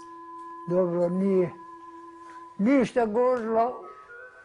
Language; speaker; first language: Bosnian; early bilingual, heritage; Bosnian